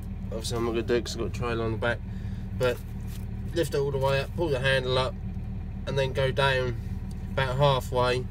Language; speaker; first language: English; native; English